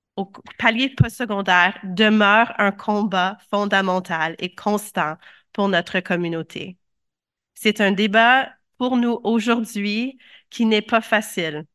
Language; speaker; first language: French; native; French